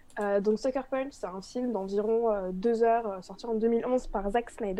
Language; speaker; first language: French; native; French